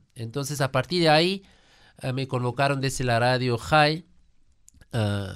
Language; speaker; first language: Spanish; non-native, fluent; German